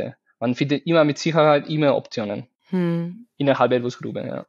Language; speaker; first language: German; non-native, learner; Spanish